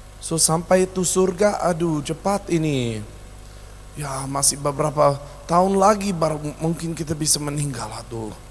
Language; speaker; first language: Indonesian; non-native, local second language; English